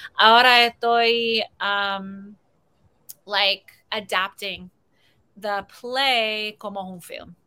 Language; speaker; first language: Spanish; early bilingual, heritage; Spanish